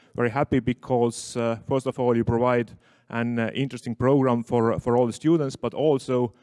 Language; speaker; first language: English; non-native, fluent; Estonian